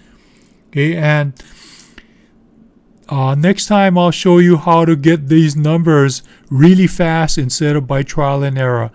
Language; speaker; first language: English; native; English